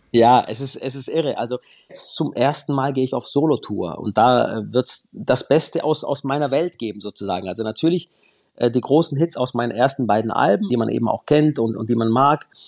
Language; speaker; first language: German; native; German